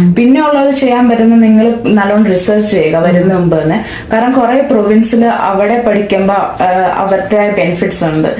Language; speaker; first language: Malayalam; non-native, local second language; English